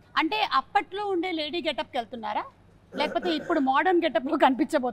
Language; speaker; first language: Telugu; native; Telugu